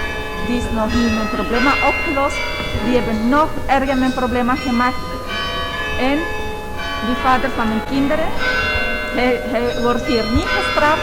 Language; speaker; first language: Dutch; non-native, learner; Spanish